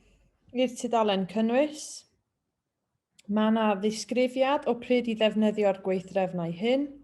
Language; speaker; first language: Welsh; native; Welsh